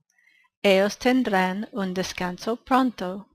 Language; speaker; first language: Spanish; non-native, fluent; English